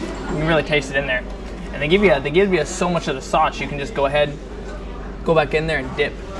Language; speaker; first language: English; native; English